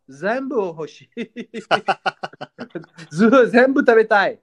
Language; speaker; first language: Japanese; non-native, learner; English